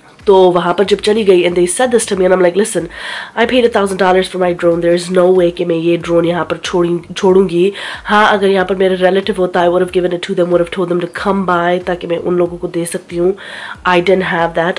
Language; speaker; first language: English; early bilingual, other home language; Hindi